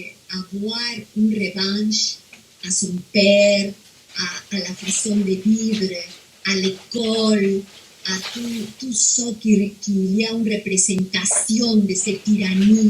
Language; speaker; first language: French; non-native, fluent; Spanish